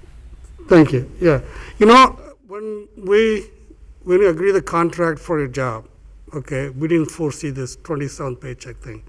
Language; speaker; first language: English; non-native, fluent; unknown